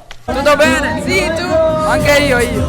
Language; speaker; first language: Italian; non-native, learner; Urdu